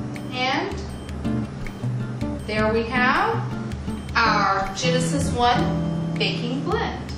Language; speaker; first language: English; native; English